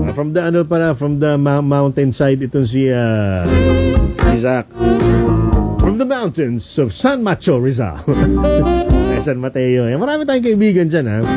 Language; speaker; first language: Filipino; native; Filipino